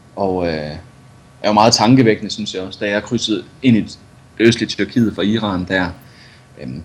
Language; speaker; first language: Danish; native; Danish